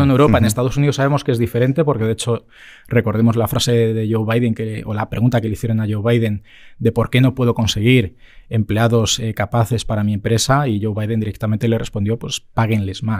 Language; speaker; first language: Spanish; native; Spanish